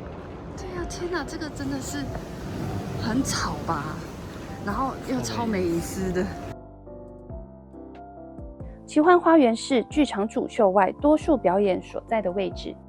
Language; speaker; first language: Chinese; native; Chinese